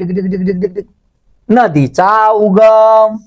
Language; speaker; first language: Hindi; non-native, local second language; Marathi